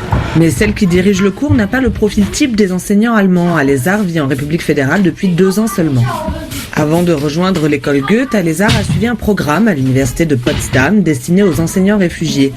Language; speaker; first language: French; native; French